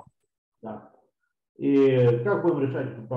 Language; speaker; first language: Russian; native; Russian